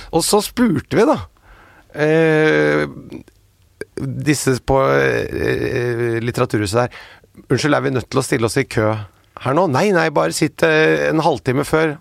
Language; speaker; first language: Norwegian; native; Norwegian